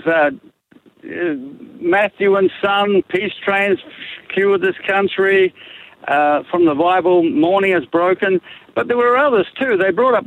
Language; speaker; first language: English; native; English